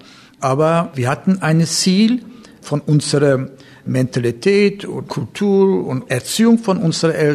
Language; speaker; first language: German; non-native, fluent; Turkish